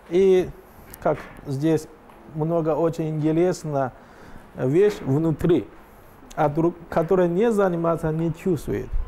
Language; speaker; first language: Russian; non-native, learner; Chinese